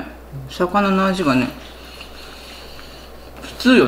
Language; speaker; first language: Japanese; native; Japanese